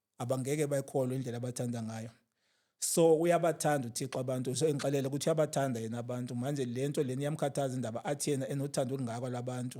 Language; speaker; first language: Zulu; native; Zulu